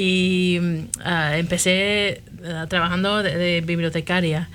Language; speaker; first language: Spanish; early bilingual, heritage; Spanish